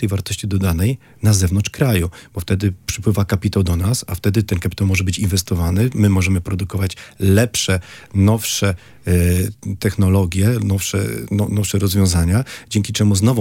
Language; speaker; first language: Polish; native; Polish